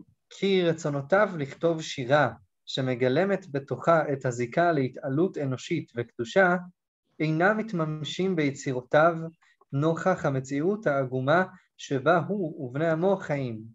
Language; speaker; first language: Hebrew; native; Hebrew